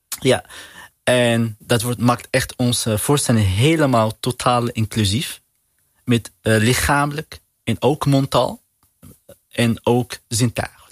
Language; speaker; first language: Dutch; non-native, learner; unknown